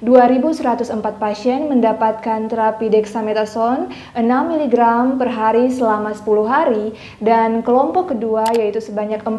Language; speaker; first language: Indonesian; native; Indonesian